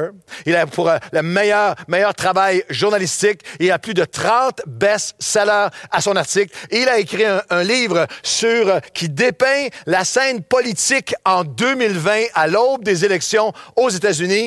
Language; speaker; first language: French; native; French